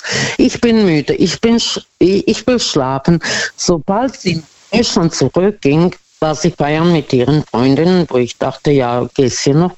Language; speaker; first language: German; non-native, fluent; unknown